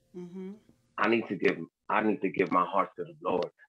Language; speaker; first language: English; early bilingual, other home language; Spanish